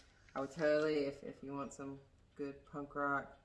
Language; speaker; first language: English; native; English